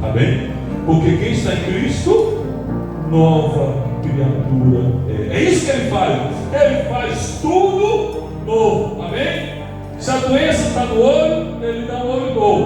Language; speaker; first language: Portuguese; native; Portuguese